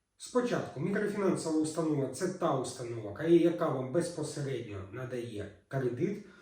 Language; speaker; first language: Ukrainian; native; Ukrainian